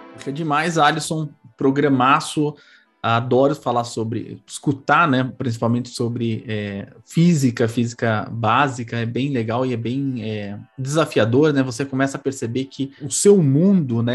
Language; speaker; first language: Portuguese; native; Portuguese